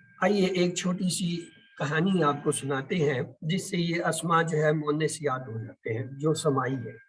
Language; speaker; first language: Urdu; native; Urdu